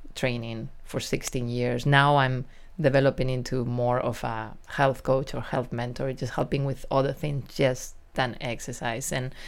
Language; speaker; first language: English; non-native, fluent; Spanish